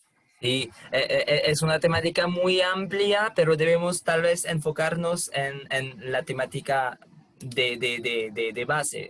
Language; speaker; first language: Spanish; non-native, fluent; French